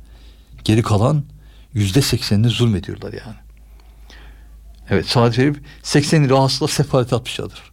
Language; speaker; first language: Turkish; native; Turkish